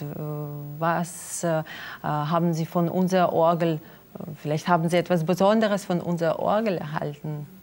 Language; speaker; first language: German; non-native, learner; Russian